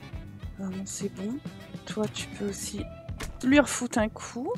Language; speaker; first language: French; native; French